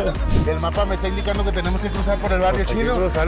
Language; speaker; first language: Spanish; native; Spanish